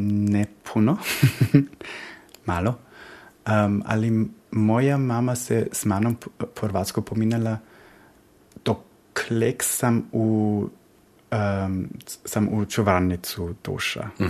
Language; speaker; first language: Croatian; early bilingual, heritage; Croatian